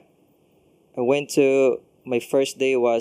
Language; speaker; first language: English; non-native, local second language; Cebuano